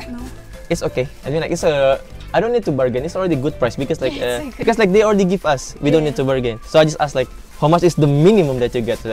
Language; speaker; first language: English; non-native, fluent; Indonesian